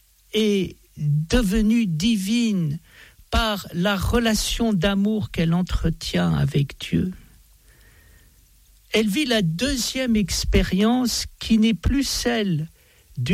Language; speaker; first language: French; native; French